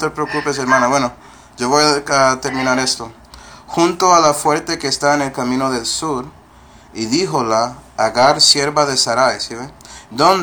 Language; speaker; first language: Spanish; non-native, fluent; English